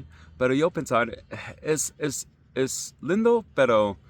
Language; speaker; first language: Spanish; non-native, learner; English